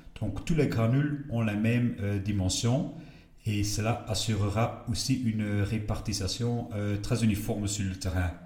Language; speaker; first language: French; non-native, local second language; Dutch